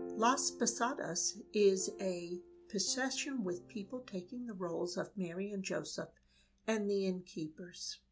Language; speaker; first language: English; native; English